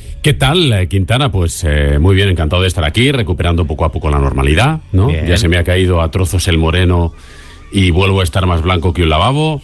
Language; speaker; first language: Spanish; native; Spanish